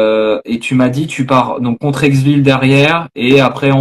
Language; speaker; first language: French; native; French